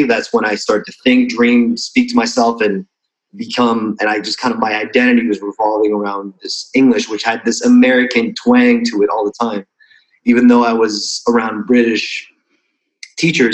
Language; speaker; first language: English; non-native, fluent; Russian